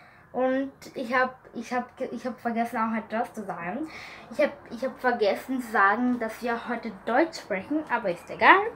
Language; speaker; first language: German; early bilingual, other home language; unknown